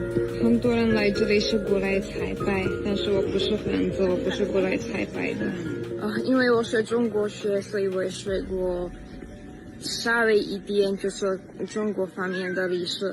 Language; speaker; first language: Chinese; non-native, fluent; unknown